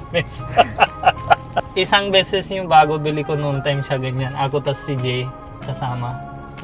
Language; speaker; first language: Filipino; non-native, learner; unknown